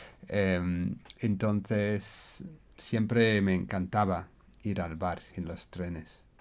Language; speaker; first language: Spanish; non-native, fluent; English